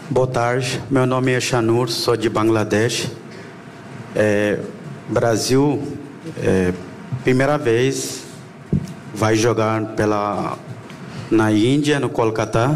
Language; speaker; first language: Portuguese; non-native, learner; Bangla